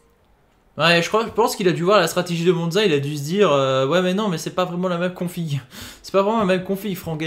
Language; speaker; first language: French; native; French